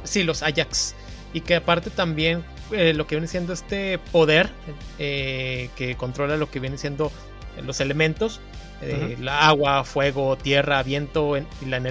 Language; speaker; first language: Spanish; native; Spanish